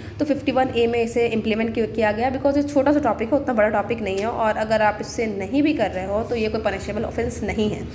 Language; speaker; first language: Hindi; native; Hindi